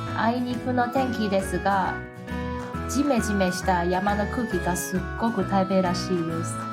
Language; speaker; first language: Japanese; non-native, fluent; Chinese